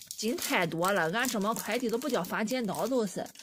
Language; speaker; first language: Chinese; native; Chinese